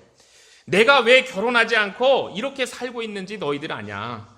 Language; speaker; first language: Korean; native; Korean